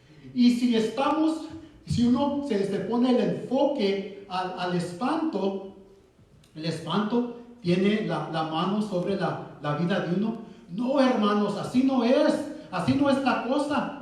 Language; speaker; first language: Spanish; early bilingual, heritage; Spanish